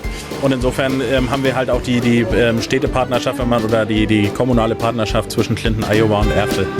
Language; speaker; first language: German; native; German